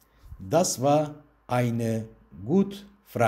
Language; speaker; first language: German; non-native, fluent; Turkish